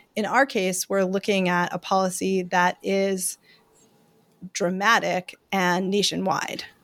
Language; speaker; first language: English; native; English